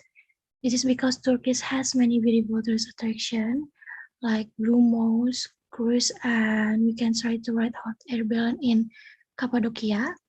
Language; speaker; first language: English; non-native, learner; Indonesian